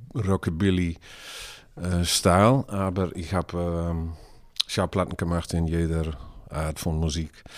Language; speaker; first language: German; non-native, learner; Dutch